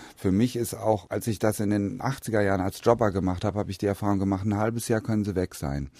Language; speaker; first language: German; native; German